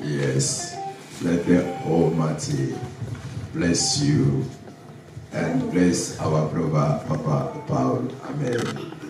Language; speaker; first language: English; non-native, learner; Lingala